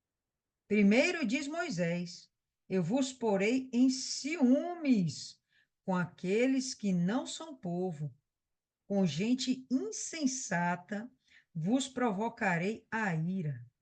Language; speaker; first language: Portuguese; native; Portuguese